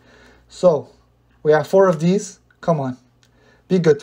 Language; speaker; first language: English; native; English